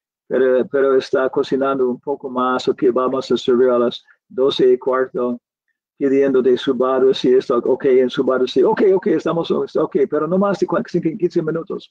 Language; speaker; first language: Spanish; non-native, learner; English